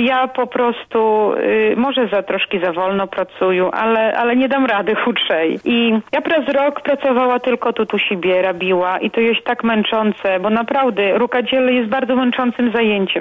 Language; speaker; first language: Polish; non-native, local second language; Belarusian